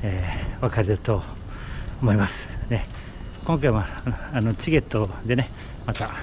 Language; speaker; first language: Japanese; native; Japanese